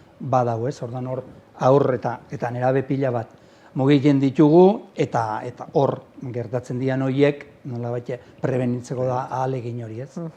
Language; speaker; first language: Basque; native; Basque